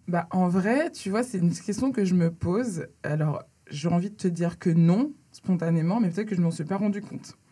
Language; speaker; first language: French; early bilingual, other home language; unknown